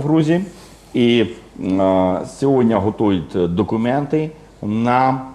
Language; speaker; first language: Ukrainian; non-native, fluent; Georgian